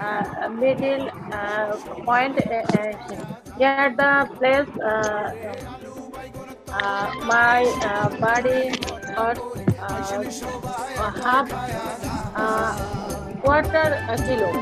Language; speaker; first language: English; non-native, learner; Bangla